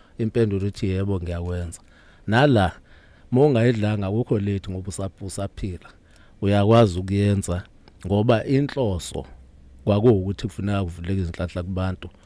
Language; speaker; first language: Zulu; native; Zulu